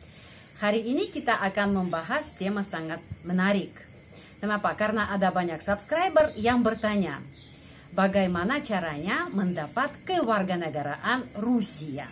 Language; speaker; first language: Indonesian; non-native, fluent; Russian